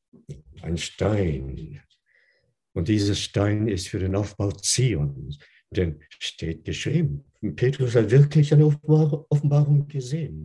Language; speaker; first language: German; non-native, fluent; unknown